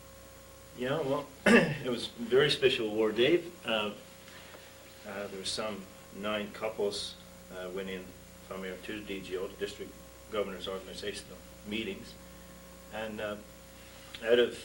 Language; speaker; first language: English; native; English